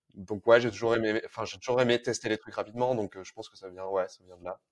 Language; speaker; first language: French; native; French